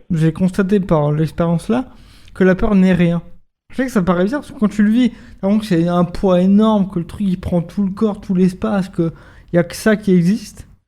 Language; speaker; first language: French; native; French